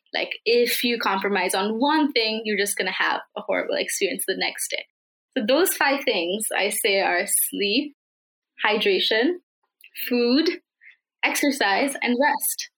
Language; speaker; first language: English; non-native, local second language; Nepali